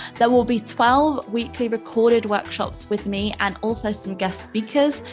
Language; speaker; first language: English; native; English